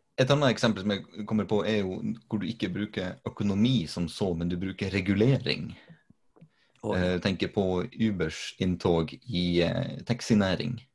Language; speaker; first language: Norwegian; native; Norwegian